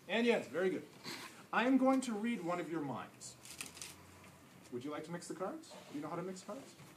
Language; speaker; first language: English; native; English